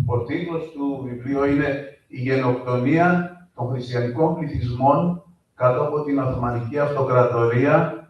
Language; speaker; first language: Greek; early bilingual, heritage; Greek